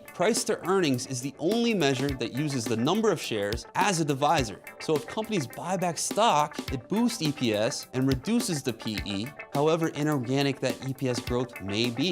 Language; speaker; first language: English; native; English